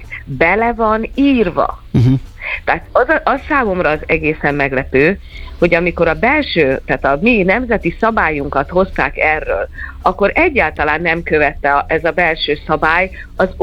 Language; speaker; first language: Hungarian; native; Hungarian